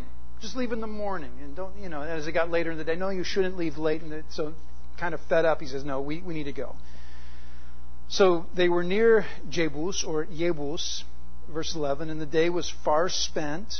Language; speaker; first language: English; native; English